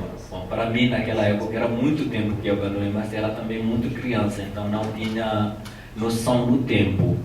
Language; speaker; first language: Portuguese; non-native, fluent; Tamasheq